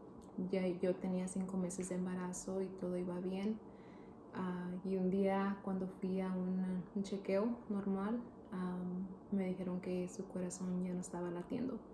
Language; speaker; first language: Spanish; early bilingual, heritage; Spanish